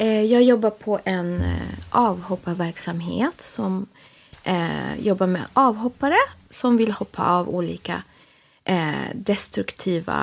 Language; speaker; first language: Swedish; native; Swedish